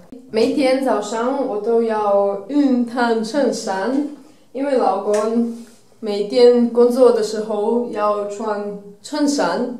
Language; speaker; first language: Chinese; non-native, fluent; Russian